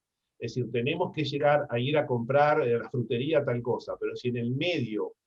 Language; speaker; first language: Spanish; native; Spanish